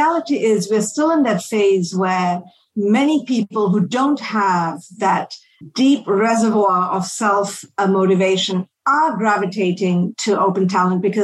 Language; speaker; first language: English; non-native, local second language; Tamil